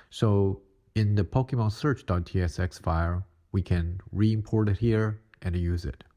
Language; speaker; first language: English; non-native, fluent; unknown